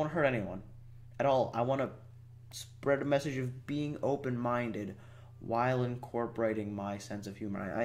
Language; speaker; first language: English; native; English